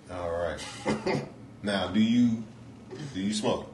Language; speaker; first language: English; native; English